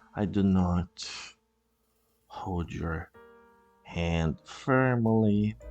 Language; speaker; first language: English; non-native, fluent; Portuguese